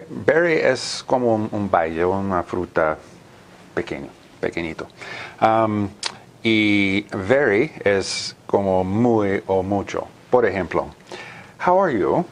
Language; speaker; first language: Spanish; non-native, learner; English